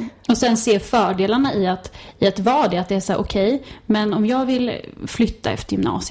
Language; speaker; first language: Swedish; native; Swedish